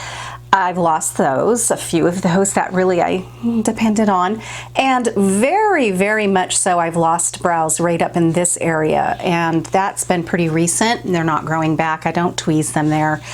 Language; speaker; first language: English; native; English